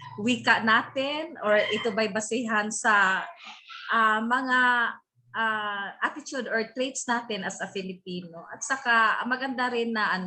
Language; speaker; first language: Filipino; native; Filipino